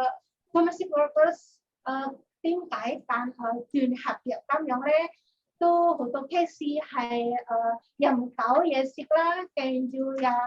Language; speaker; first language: Cantonese; non-native, learner; Indonesian